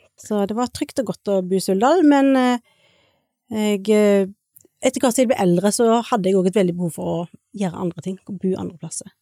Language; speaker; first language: Norwegian; native; Norwegian